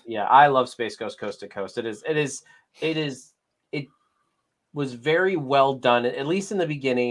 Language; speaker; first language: English; native; English